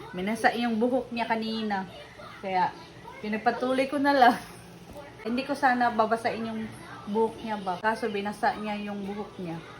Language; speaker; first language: Filipino; non-native, local second language; Cebuano